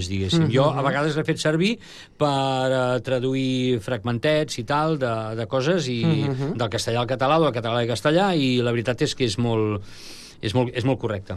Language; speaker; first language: Catalan; native; Catalan